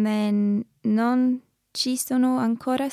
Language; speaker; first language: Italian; non-native, learner; English